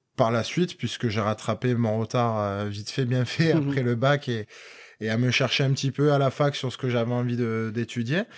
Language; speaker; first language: French; native; French